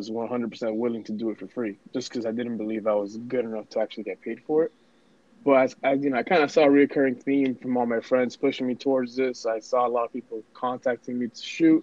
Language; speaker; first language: English; early bilingual, other home language; Spanish